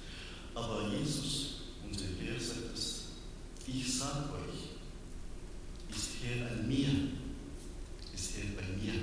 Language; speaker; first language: German; non-native, learner; Persian